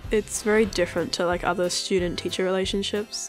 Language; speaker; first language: English; native; English